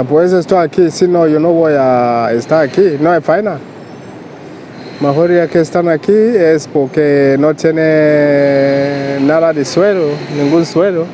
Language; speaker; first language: Spanish; non-native, fluent; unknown